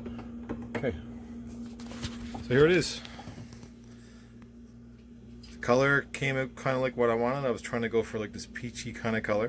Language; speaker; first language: English; native; English